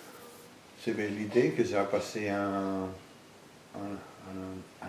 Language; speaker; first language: French; non-native, fluent; Italian